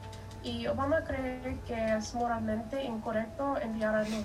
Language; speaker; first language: Spanish; non-native, learner; English